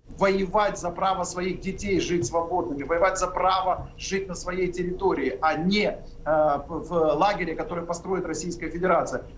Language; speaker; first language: Russian; non-native, local second language; Ukrainian